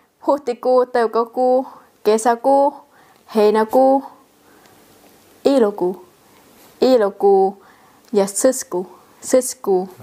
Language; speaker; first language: Finnish; non-native, learner; Thai